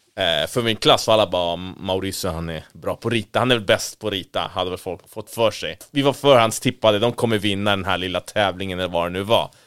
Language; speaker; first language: Swedish; early bilingual, other home language; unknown